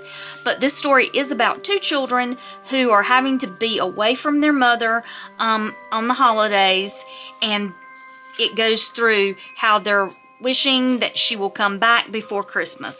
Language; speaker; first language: English; native; English